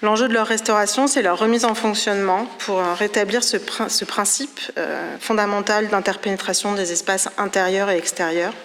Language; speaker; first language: French; native; French